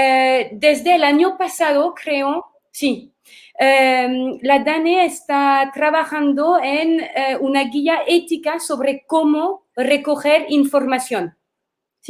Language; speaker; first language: Spanish; non-native, fluent; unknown